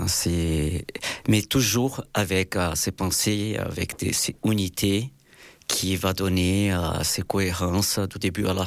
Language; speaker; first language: French; non-native, fluent; Portuguese